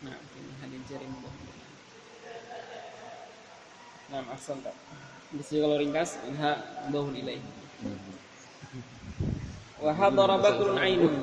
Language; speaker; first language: Arabic; non-native, fluent; Indonesian